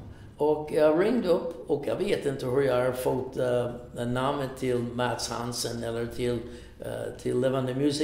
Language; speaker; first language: Swedish; non-native, fluent; English